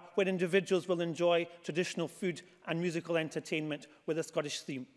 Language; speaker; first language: English; native; English